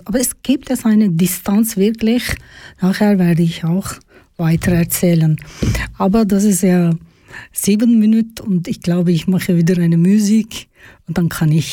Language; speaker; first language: German; non-native, learner; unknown